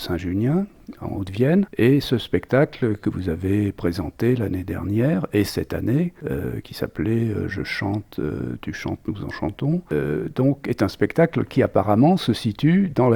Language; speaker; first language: French; native; French